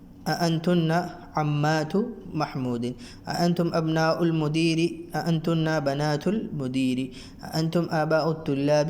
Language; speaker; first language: Arabic; non-native, fluent; Urdu